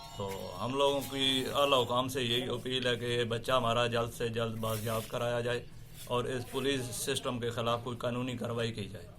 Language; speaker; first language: Urdu; non-native, local second language; Punjabi